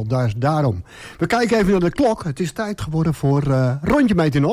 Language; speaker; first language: Dutch; native; Dutch